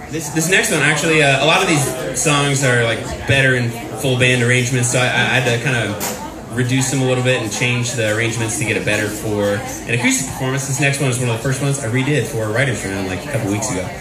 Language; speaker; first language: English; native; English